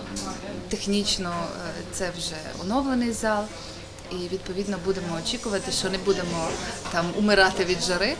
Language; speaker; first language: Ukrainian; native; Ukrainian